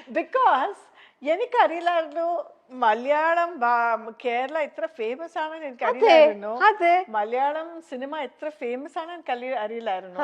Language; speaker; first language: Malayalam; non-native, learner; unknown